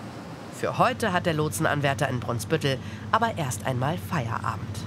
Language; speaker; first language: German; native; German